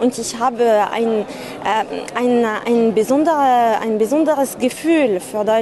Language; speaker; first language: German; non-native, learner; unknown